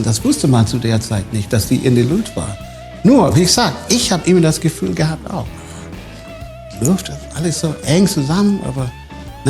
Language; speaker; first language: German; non-native, fluent; English